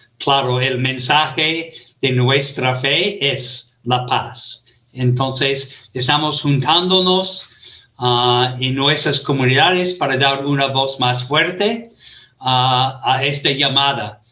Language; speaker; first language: Spanish; non-native, fluent; English